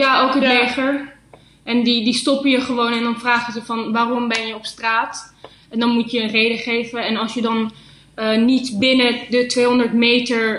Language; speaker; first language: Dutch; early bilingual, heritage; Dutch